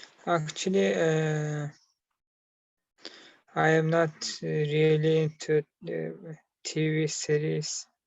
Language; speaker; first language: English; non-native, learner; Turkish